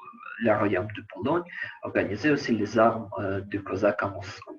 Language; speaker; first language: French; non-native, learner; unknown